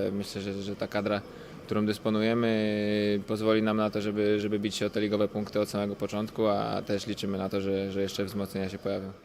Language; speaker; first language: Polish; native; Polish